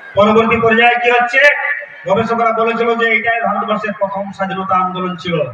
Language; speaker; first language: Bangla; native; Bangla